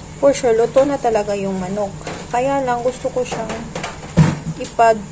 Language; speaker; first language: Filipino; non-native, local second language; Cebuano